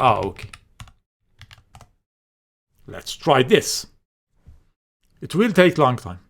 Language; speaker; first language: English; non-native, fluent; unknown